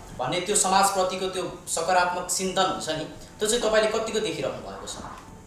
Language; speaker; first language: Nepali; native; Nepali